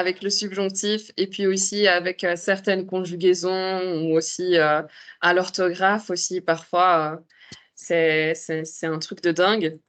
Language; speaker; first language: French; native; French